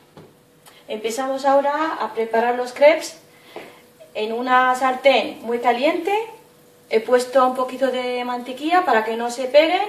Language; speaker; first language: Spanish; non-native, fluent; Arabic